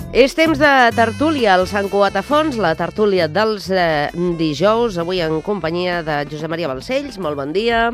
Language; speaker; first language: Catalan; native; Catalan